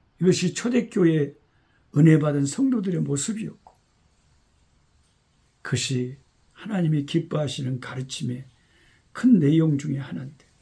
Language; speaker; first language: Korean; native; Korean